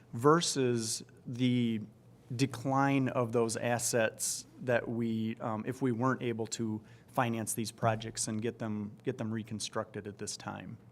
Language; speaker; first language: English; native; English